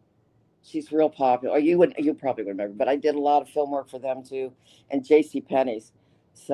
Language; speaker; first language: English; native; English